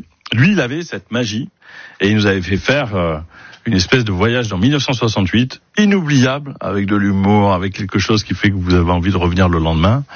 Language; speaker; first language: French; native; French